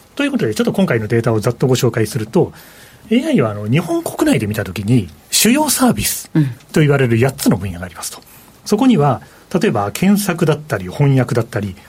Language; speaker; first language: Japanese; native; Japanese